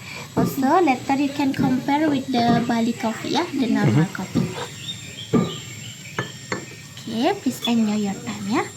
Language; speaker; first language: English; non-native, local second language; Indonesian